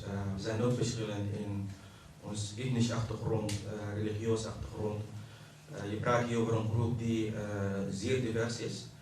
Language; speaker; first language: Dutch; non-native, fluent; Arabic